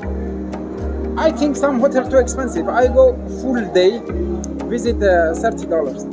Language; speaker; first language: English; non-native, learner; Persian